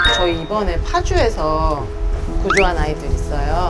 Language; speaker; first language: Korean; native; Korean